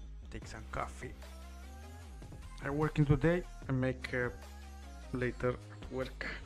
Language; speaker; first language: English; non-native, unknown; Italian